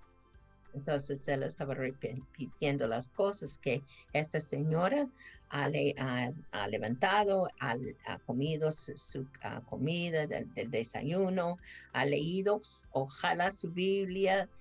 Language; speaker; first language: Spanish; non-native, fluent; English